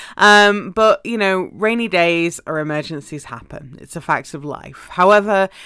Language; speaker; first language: English; native; English